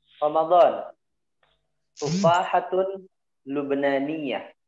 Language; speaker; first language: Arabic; non-native, fluent; Indonesian